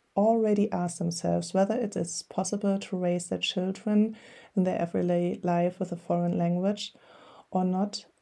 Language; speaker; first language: English; non-native, fluent; German